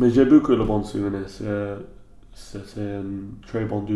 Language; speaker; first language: French; non-native, learner; English